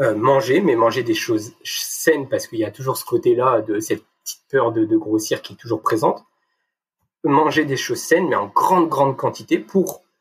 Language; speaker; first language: French; native; French